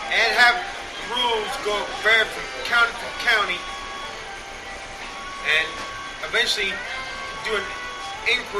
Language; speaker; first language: English; native; English